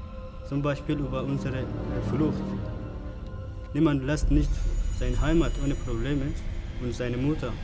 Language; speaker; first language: German; non-native, learner; Oromo